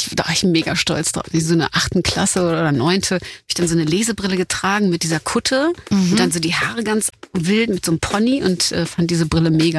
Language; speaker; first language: German; native; German